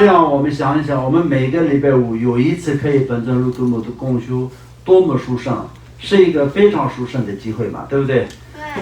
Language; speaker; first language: Chinese; non-native, local second language; Tibetan